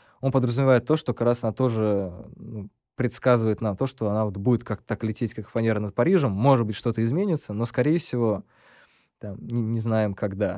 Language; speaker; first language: Russian; native; Russian